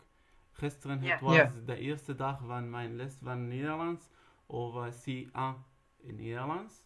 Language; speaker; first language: Dutch; non-native, learner; Arabic